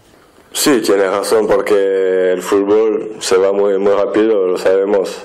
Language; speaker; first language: Spanish; non-native, fluent; French